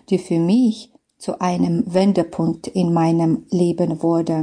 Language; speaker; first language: German; non-native, fluent; Belarusian